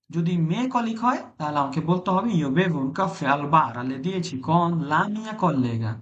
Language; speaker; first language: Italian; non-native, fluent; Bangla